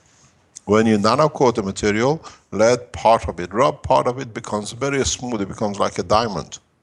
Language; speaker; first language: English; non-native, fluent; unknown